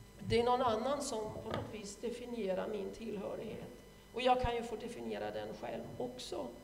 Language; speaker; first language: Swedish; non-native, fluent; German